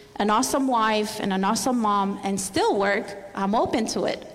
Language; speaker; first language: English; non-native, fluent; Spanish